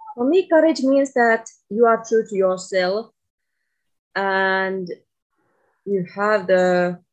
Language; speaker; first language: English; non-native, fluent; Finnish